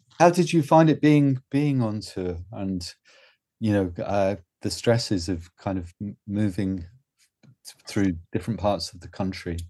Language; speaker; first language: English; native; English